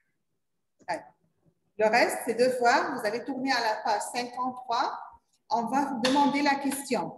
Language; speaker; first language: French; non-native, learner; Arabic